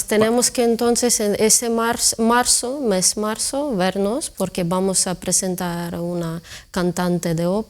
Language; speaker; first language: Spanish; non-native, fluent; Ukrainian